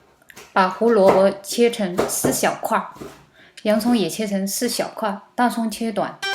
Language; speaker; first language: Chinese; native; Chinese